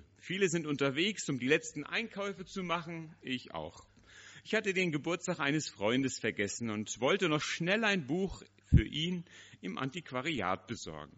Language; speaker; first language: German; native; German